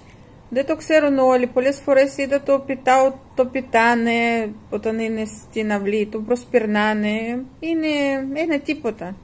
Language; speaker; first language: Greek; non-native, fluent; Russian